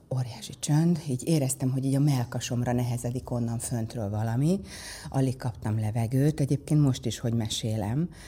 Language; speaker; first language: Hungarian; native; Hungarian